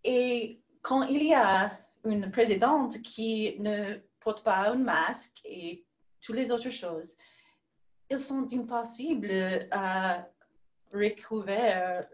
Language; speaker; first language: French; non-native, learner; English